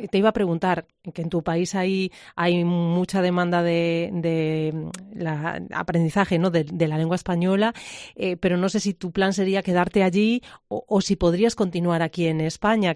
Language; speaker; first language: Spanish; native; Spanish